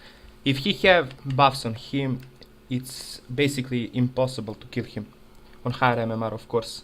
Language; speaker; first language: English; non-native, fluent; Serbian